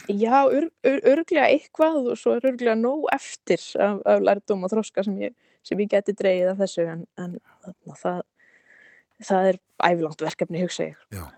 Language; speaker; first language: Icelandic; native; Icelandic